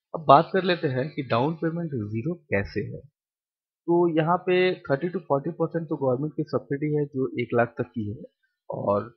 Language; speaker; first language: Hindi; non-native, local second language; Bangla